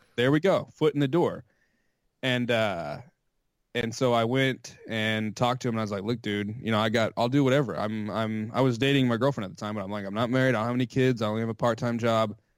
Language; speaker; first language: English; native; English